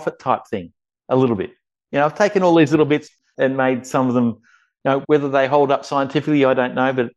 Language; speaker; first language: English; native; English